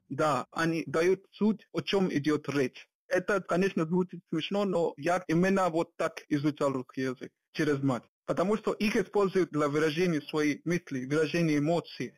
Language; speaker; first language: Russian; non-native, learner; Hindi